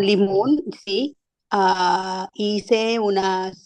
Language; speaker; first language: Spanish; non-native, learner; English